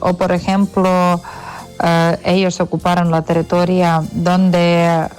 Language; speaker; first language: Spanish; non-native, fluent; Ukrainian